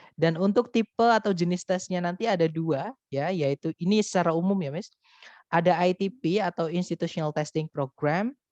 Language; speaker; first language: Indonesian; non-native, local second language; Javanese